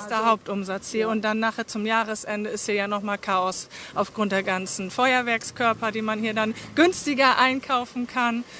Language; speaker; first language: German; native; German